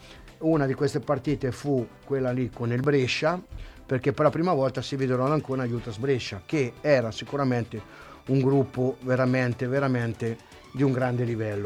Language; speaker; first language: Italian; native; Italian